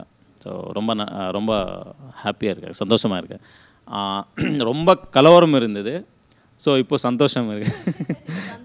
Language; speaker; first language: Tamil; non-native, learner; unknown